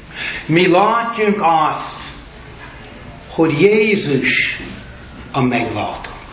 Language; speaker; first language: Hungarian; non-native, learner; English